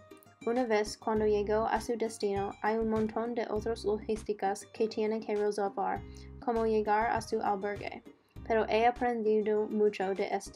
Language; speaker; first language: Spanish; non-native, learner; English